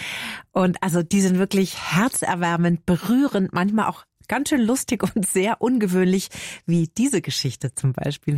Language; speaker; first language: German; native; German